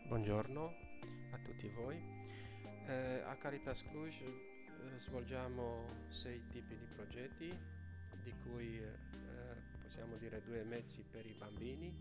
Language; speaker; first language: Italian; non-native, fluent; Romanian